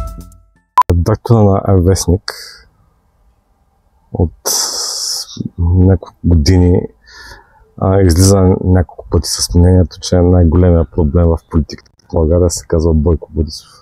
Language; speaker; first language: Bulgarian; native; Bulgarian